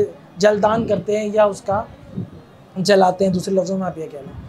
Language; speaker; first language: Urdu; non-native, local second language; Gujarati